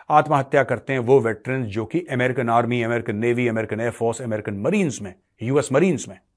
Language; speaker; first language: Hindi; native; Hindi